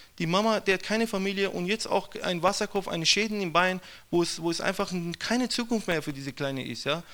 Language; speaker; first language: German; non-native, fluent; Persian